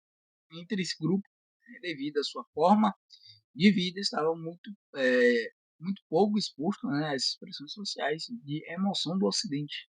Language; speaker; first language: Portuguese; native; Portuguese